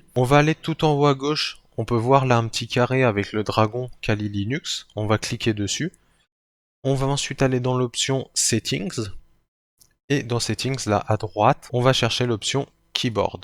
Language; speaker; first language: French; native; French